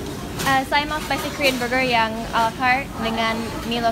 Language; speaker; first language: Indonesian; non-native, fluent; English